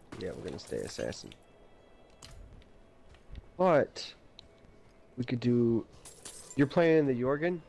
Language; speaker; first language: English; native; English